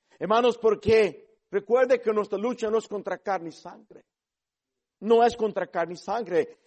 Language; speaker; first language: Spanish; early bilingual, heritage; Spanish